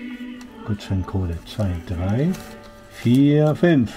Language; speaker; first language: German; non-native, learner; Polish